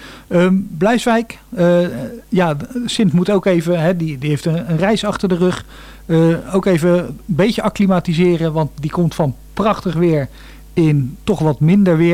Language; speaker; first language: Dutch; native; Dutch